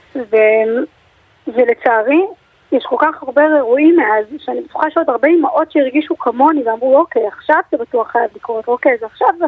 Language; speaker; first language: Hebrew; native; Hebrew